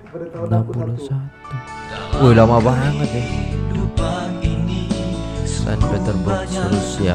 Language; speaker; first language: Indonesian; native; Indonesian